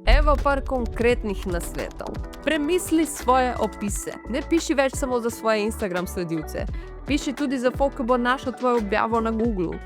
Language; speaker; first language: Slovenian; early bilingual, heritage; Portuguese